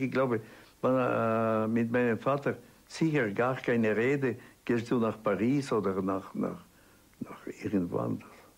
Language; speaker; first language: German; non-native, local second language; Italian